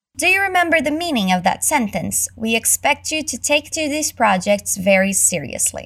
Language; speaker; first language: English; early bilingual, other home language; Portuguese